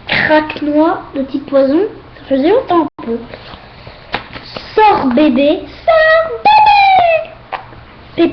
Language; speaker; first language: French; native; French